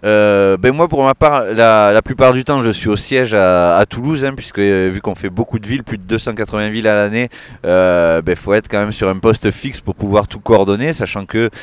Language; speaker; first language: French; native; French